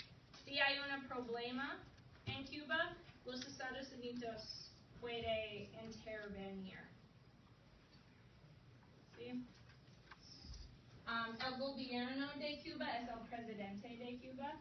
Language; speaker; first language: Spanish; non-native, fluent; English